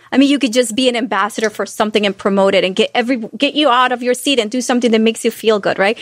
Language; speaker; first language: English; non-native, fluent; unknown